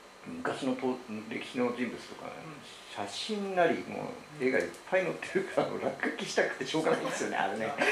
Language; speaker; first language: Japanese; native; Japanese